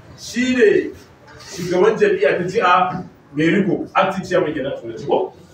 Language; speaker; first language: Hausa; non-native, local second language; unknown